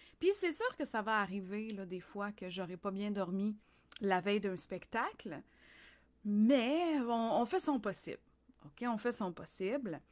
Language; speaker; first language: French; native; French